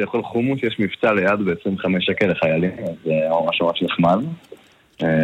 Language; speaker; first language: Hebrew; native; Hebrew